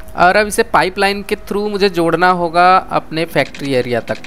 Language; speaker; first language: Hindi; native; Hindi